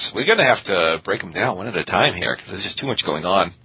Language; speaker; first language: English; native; English